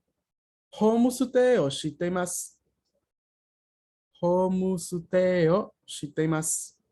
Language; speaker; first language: Japanese; non-native, fluent; Spanish